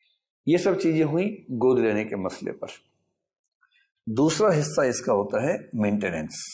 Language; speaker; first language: Hindi; native; Hindi